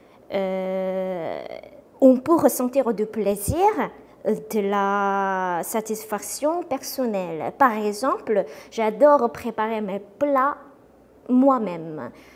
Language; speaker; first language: French; non-native, fluent; Korean